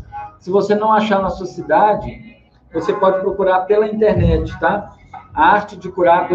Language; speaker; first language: Portuguese; native; Portuguese